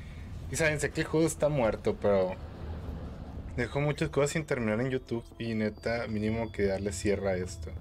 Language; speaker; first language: Spanish; native; Spanish